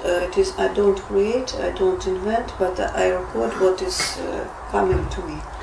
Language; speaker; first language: English; non-native, fluent; Russian